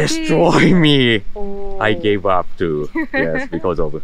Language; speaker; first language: English; non-native, learner; Japanese